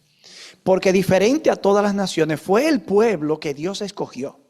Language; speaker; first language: Spanish; native; Spanish